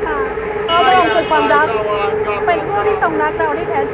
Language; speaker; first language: Thai; native; Thai